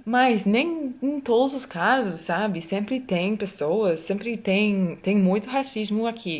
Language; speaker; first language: Portuguese; non-native, fluent; English